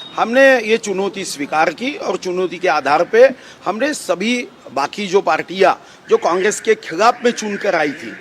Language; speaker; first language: Hindi; non-native, local second language; Marathi